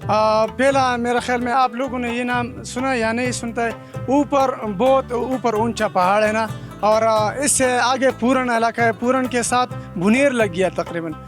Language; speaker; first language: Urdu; non-native, local second language; Pashto